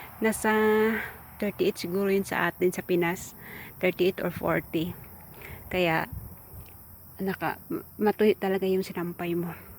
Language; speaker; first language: Filipino; non-native, local second language; Cebuano